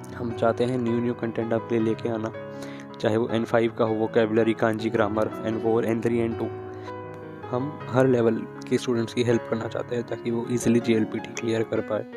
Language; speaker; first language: Hindi; native; Hindi